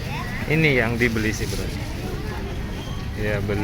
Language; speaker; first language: Indonesian; native; Indonesian